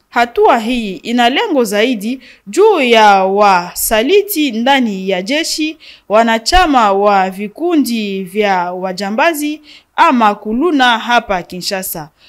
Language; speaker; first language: Swahili; non-native, local second language; Nande